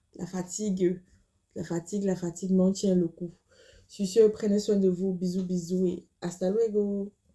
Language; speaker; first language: French; native; French